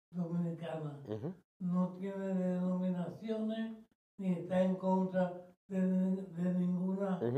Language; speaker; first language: Spanish; native; Spanish